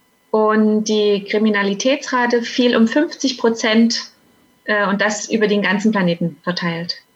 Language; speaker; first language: German; native; German